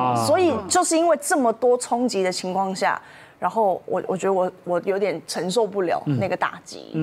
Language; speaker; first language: Chinese; native; Chinese